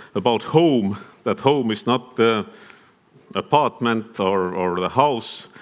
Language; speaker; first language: English; non-native, fluent; Estonian